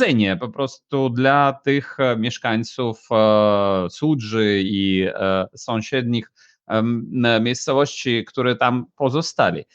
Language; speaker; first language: Polish; non-native, fluent; Ukrainian